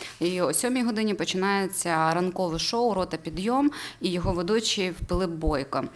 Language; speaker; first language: Ukrainian; native; Ukrainian